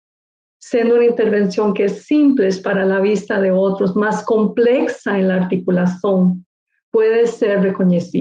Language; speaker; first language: Portuguese; non-native, learner; Spanish